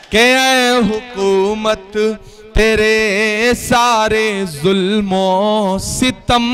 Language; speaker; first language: Hindi; native; Hindi